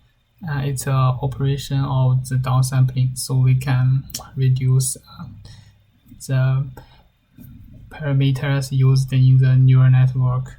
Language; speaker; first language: English; non-native, learner; Chinese